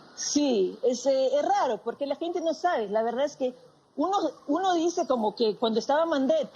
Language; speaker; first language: Spanish; non-native, fluent; Portuguese